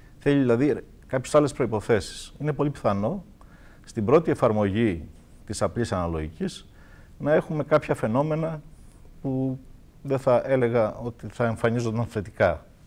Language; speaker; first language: Greek; native; Greek